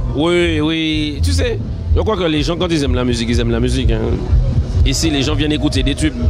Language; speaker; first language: French; native; French